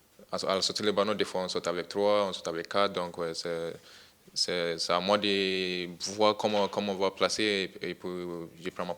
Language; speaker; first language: French; non-native, fluent; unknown